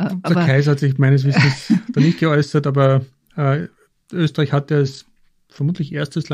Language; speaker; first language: German; native; German